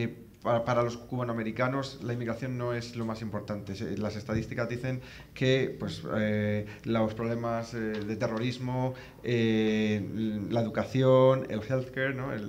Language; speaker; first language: Spanish; native; Spanish